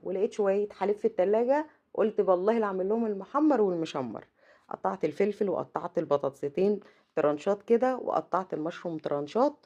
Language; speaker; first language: Arabic; native; Arabic